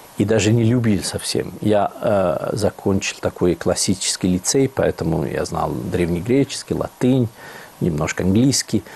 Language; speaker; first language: Russian; non-native, fluent; Italian